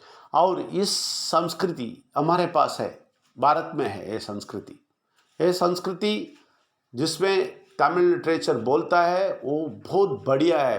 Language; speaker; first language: Hindi; non-native, local second language; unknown